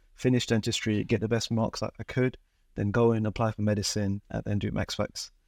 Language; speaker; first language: English; native; English